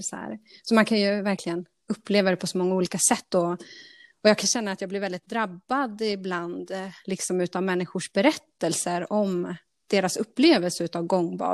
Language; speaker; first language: Swedish; native; Swedish